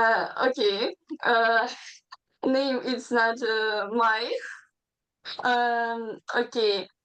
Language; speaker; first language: English; non-native, learner; Ukrainian